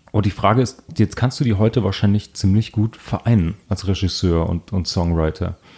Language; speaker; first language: German; native; German